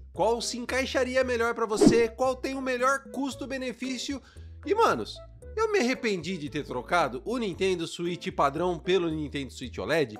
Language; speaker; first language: Portuguese; native; Portuguese